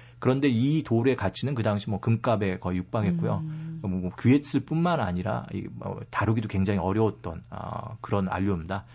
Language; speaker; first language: Korean; native; Korean